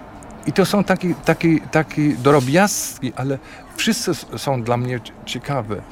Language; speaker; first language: Polish; non-native, learner; German